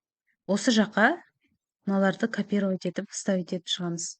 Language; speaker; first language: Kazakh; native; Kazakh